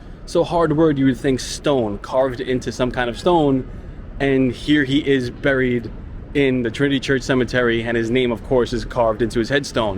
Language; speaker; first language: English; native; English